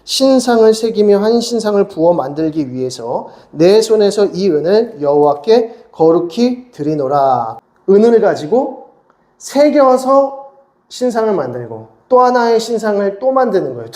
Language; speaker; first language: Korean; native; Korean